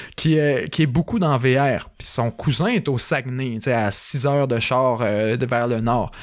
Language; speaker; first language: French; native; French